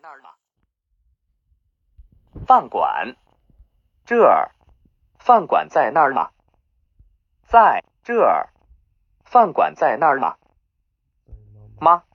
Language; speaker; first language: Chinese; non-native, learner; English